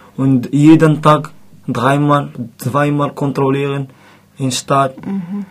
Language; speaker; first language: German; non-native, learner; Arabic